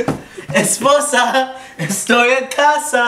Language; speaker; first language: Spanish; non-native, learner; English